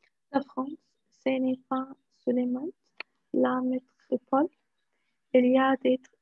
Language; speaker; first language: French; non-native, learner; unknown